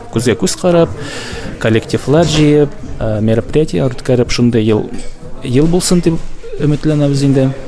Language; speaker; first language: Tatar; native; Tatar